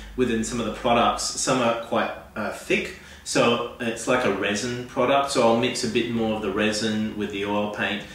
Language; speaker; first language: English; native; English